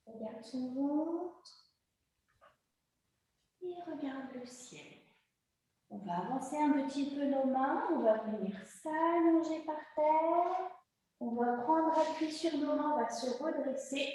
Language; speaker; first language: French; native; French